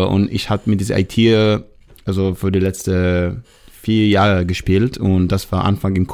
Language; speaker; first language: German; non-native, learner; Hebrew